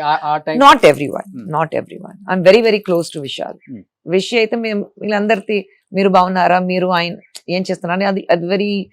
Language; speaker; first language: Telugu; non-native, fluent; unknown